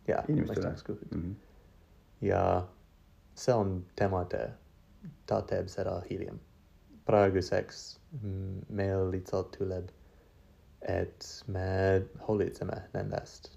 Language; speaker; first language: Estonian; non-native, learner; English